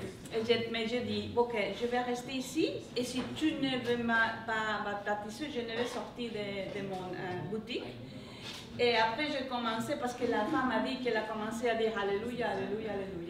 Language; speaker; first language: French; non-native, learner; English